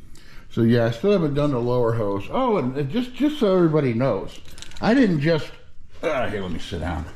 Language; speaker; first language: English; native; English